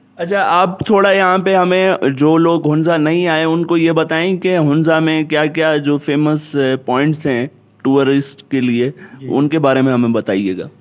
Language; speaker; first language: Urdu; non-native, local second language; Sindhi